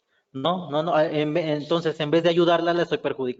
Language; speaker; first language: Spanish; native; Spanish